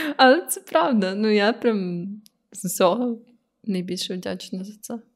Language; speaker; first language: Ukrainian; native; Ukrainian